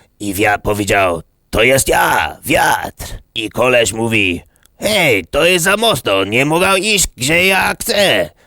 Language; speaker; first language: Polish; non-native, learner; English